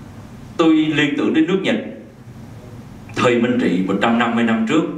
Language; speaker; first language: Vietnamese; native; Vietnamese